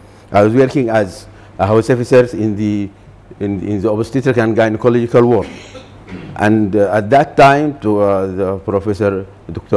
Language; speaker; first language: English; non-native, fluent; Arabic